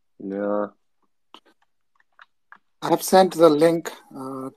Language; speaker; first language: English; non-native, learner; Japanese